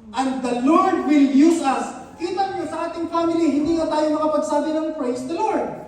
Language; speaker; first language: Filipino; non-native, local second language; Cebuano